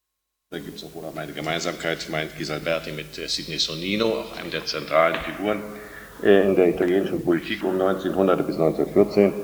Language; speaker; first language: German; native; German